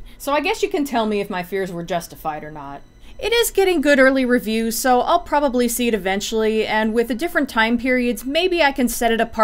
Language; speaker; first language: English; native; English